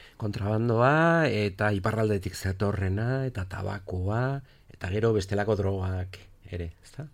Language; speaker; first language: Basque; native; Basque